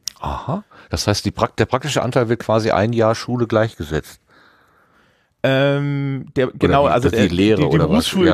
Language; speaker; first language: German; native; German